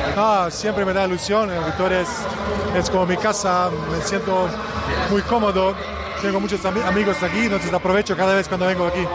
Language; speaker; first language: Spanish; non-native, learner; Bosnian